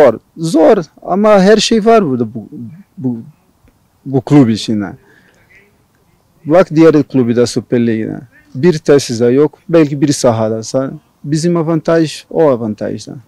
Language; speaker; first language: Turkish; non-native, learner; Portuguese